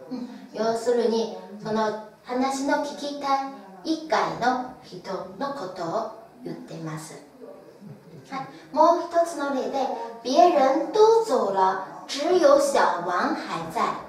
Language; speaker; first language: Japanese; non-native, fluent; Chinese